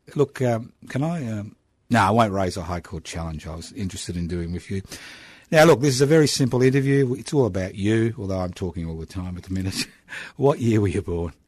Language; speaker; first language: English; non-native, local second language; Italian